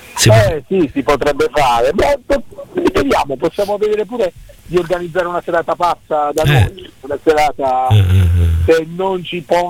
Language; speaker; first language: Italian; native; Italian